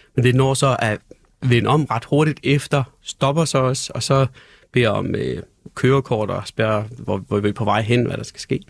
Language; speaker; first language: Danish; early bilingual, other home language; Persian